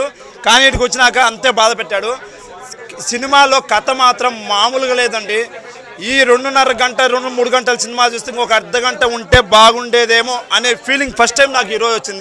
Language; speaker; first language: Telugu; native; Telugu